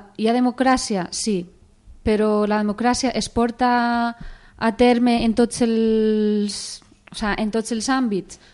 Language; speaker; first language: Catalan; early bilingual, other home language; Arabic